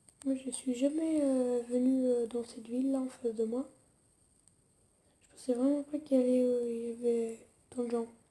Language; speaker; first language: French; native; French